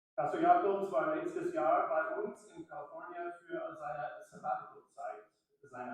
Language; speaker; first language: German; non-native, learner; English